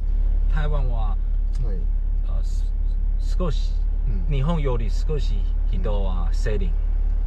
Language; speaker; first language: Japanese; non-native, learner; Chinese